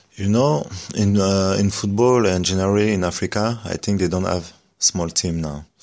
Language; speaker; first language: English; non-native, learner; French